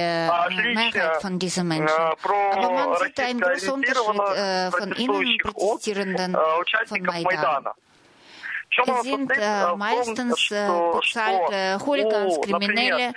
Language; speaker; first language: German; non-native, fluent; Russian